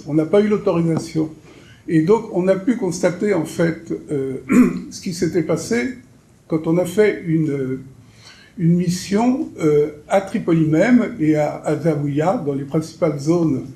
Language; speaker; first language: French; native; French